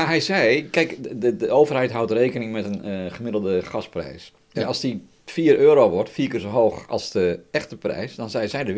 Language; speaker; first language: Dutch; native; Dutch